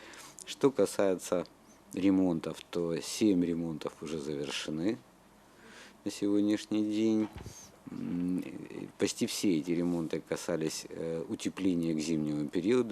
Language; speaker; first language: Russian; native; Russian